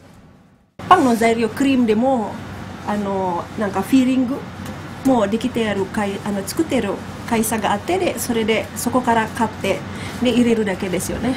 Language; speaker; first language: Japanese; non-native, fluent; Indonesian